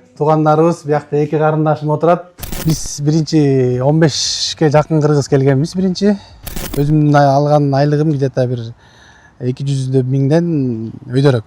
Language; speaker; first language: Kyrgyz; native; Kyrgyz